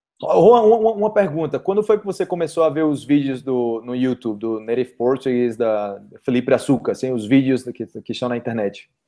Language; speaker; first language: Portuguese; native; Portuguese